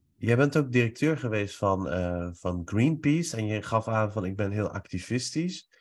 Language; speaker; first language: Dutch; early bilingual, other home language; Persian